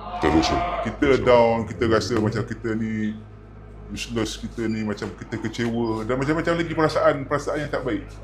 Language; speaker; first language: Malay; native; Malay